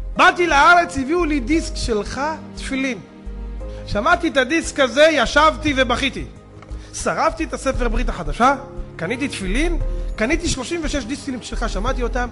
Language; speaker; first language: Hebrew; native; Hebrew